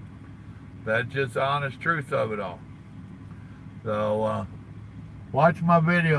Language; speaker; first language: English; native; English